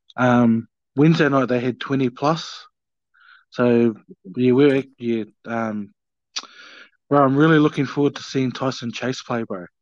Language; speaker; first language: English; native; English